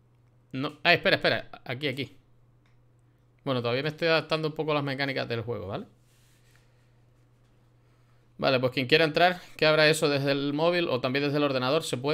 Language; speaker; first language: Spanish; native; Spanish